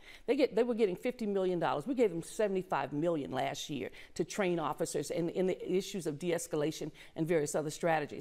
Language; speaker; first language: English; native; English